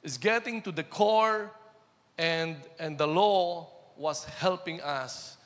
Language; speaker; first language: English; non-native, local second language; Filipino